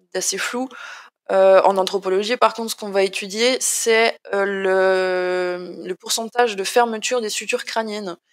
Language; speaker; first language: French; native; French